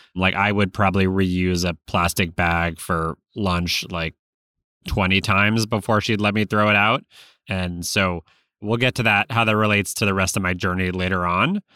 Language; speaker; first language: English; native; English